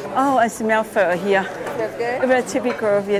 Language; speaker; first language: English; non-native, learner; Vietnamese